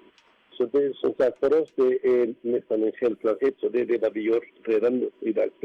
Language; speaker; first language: Swedish; non-native, fluent; Spanish